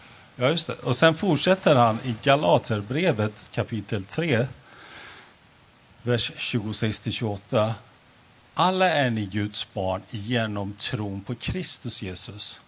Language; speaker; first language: Swedish; non-native, fluent; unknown